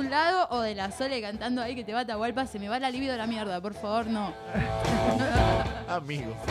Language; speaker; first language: Spanish; native; Spanish